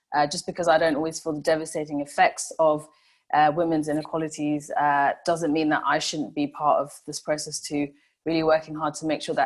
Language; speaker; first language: English; non-native, local second language; Swahili